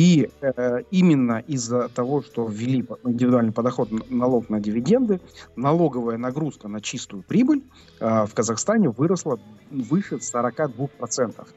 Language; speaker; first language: Russian; native; Russian